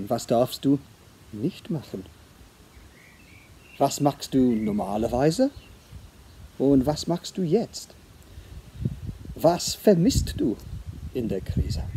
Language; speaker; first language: German; non-native, fluent; English